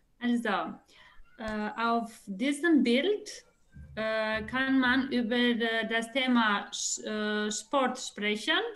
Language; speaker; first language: German; non-native, learner; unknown